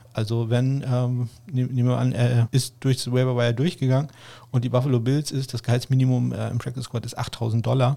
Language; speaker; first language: German; native; German